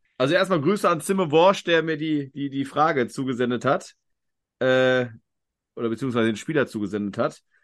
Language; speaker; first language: German; native; German